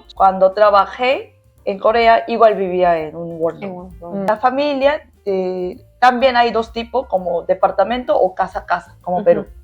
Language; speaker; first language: Spanish; non-native, learner; Korean